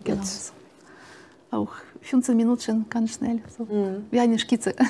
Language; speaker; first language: German; non-native, learner; Ukrainian